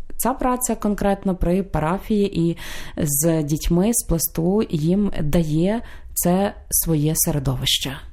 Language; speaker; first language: Ukrainian; native; Ukrainian